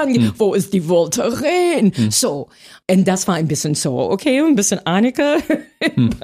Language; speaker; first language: German; non-native, fluent; English